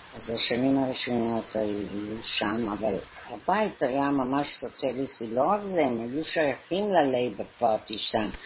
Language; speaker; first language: Hebrew; native; Hebrew